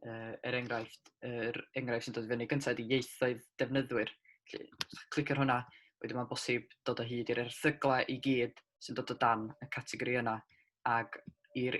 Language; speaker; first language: Welsh; native; Welsh